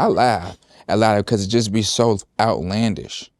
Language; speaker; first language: English; native; English